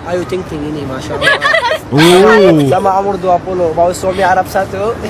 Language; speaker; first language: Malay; non-native, learner; Arabic